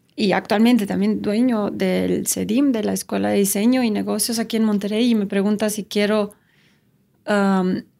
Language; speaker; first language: Spanish; non-native, fluent; Romanian